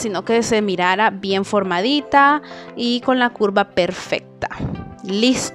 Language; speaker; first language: Spanish; native; Spanish